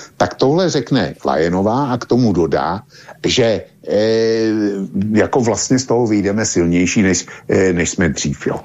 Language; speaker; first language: Czech; native; Czech